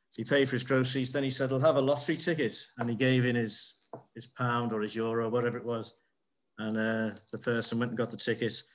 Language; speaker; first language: English; native; English